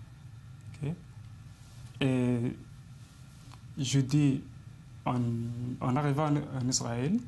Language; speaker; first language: French; non-native, fluent; Arabic